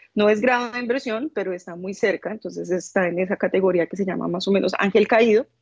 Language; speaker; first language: Spanish; native; Spanish